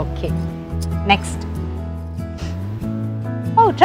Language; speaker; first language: Tamil; native; Tamil